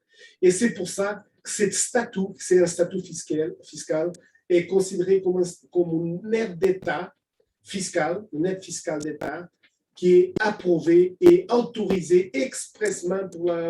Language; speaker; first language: French; non-native, fluent; Portuguese